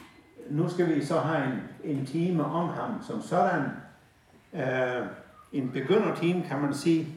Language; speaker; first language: Danish; native; Danish